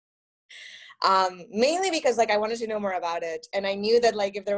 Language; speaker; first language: English; non-native, fluent; Spanish